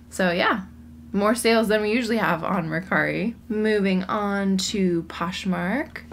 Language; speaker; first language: English; native; English